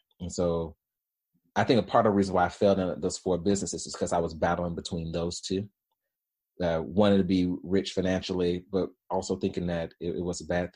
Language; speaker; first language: English; native; English